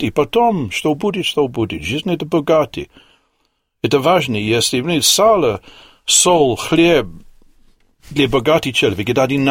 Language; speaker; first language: Russian; non-native, learner; English